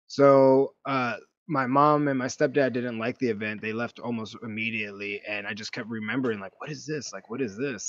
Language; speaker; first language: English; native; English